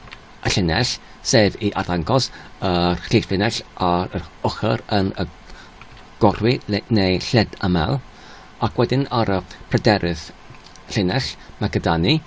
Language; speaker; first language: Welsh; non-native, learner; English